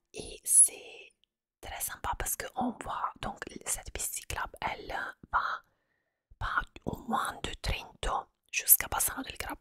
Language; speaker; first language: French; non-native, fluent; Italian